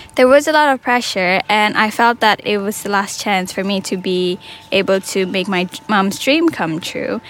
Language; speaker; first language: English; non-native, fluent; Indonesian